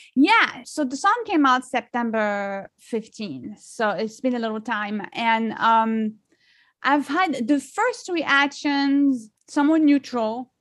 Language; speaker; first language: English; non-native, fluent; French